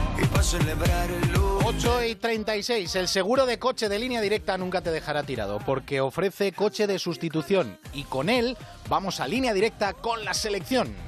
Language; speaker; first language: Spanish; native; Spanish